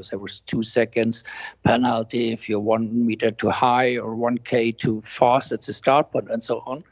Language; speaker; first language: English; non-native, fluent; German